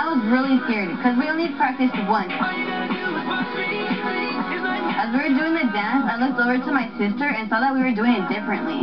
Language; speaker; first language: English; early bilingual, other home language; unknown